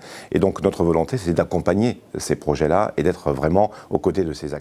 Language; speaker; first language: French; native; French